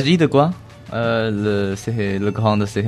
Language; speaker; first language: French; non-native, learner; Chinese